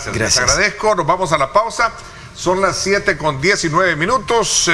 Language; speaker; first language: Spanish; native; Spanish